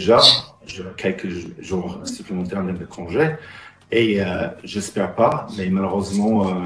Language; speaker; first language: French; non-native, fluent; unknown